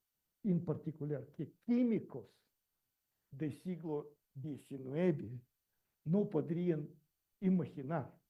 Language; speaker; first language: Spanish; non-native, learner; Russian